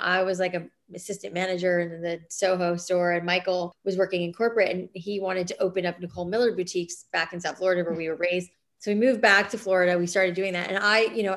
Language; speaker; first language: English; native; English